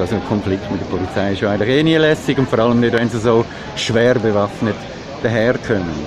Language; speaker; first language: German; native; German